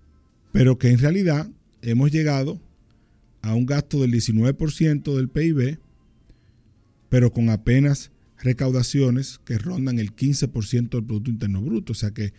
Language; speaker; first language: Spanish; native; Spanish